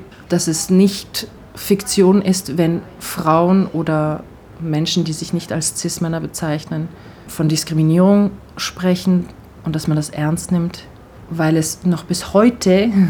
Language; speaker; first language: German; early bilingual, other home language; Turkish